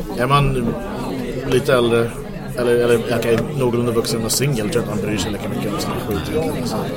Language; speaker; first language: Swedish; non-native, fluent; English